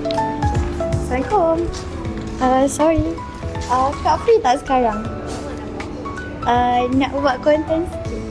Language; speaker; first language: Malay; native; Malay